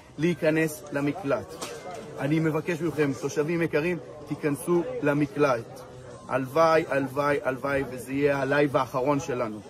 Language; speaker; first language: Hebrew; native; Hebrew